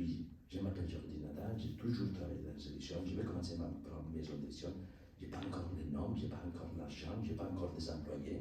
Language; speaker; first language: French; non-native, learner; Spanish